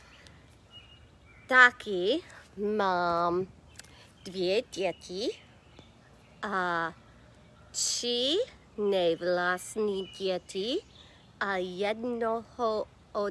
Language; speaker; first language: Czech; non-native, learner; English